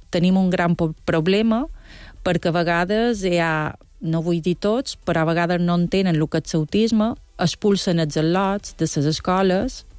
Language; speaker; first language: Catalan; native; Catalan